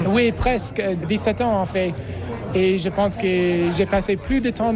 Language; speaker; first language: French; non-native, fluent; English